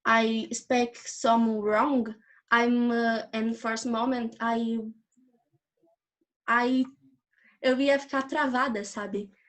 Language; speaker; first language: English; non-native, learner; Portuguese